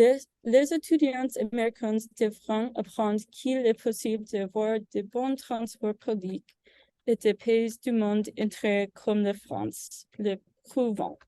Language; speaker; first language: French; non-native, learner; English